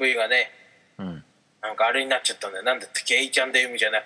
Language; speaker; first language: Japanese; native; Japanese